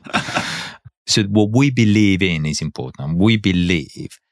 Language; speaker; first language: English; non-native, fluent; Spanish